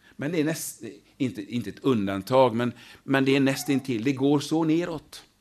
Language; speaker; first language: Swedish; native; Swedish